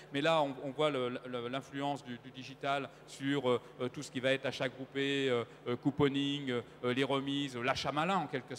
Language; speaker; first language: French; native; French